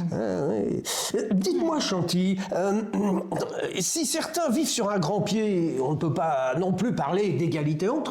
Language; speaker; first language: French; native; French